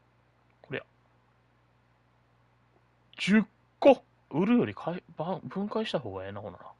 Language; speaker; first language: Japanese; native; Japanese